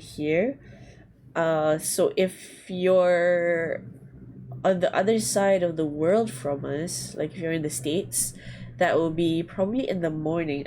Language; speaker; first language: English; non-native, learner; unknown